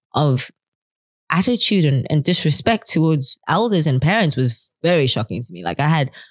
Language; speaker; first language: English; native; English